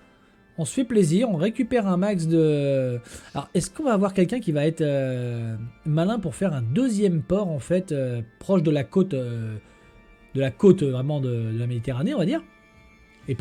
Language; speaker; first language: French; native; French